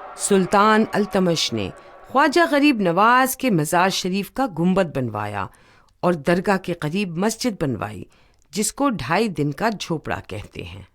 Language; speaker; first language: Urdu; native; Urdu